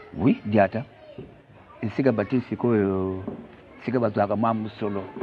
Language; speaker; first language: Lingala; native; Lingala